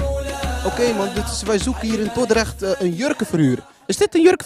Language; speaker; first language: Dutch; early bilingual, other home language; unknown